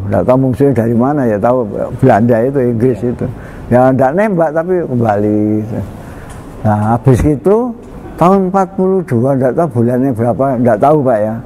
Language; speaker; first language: Indonesian; non-native, local second language; Javanese